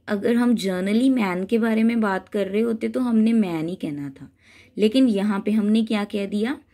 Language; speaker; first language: Hindi; native; Hindi